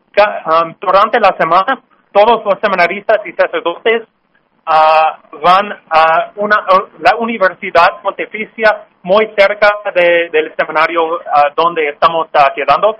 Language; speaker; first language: Spanish; non-native, learner; English